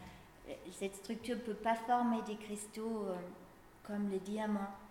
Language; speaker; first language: French; non-native, fluent; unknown